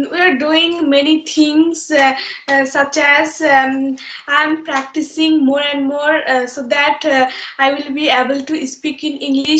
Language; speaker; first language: English; non-native, learner; Bangla